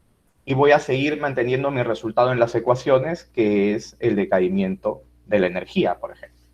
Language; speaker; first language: Spanish; native; Spanish